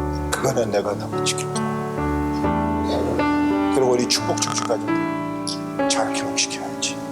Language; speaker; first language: Korean; early bilingual, heritage; Korean